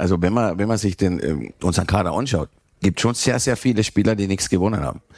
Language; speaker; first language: German; native; German